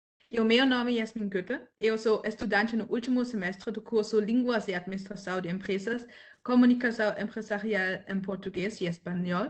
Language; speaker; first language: Portuguese; non-native, fluent; German